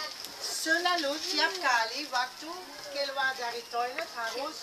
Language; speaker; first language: Indonesian; non-native, fluent; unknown